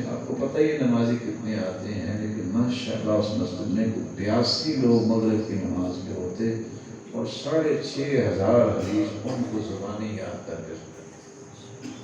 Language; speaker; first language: Urdu; non-native, local second language; Punjabi